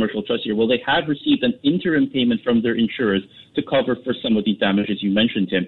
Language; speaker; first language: English; non-native, local second language; Filipino